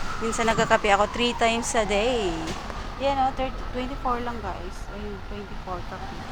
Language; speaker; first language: Filipino; native; Filipino